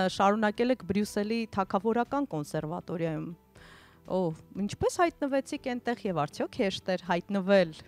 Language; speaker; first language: Armenian; native; Armenian